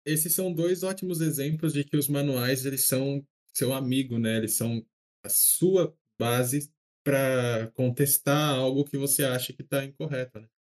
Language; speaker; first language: Portuguese; native; Portuguese